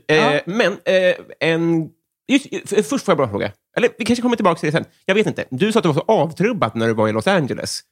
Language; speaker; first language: Swedish; native; Swedish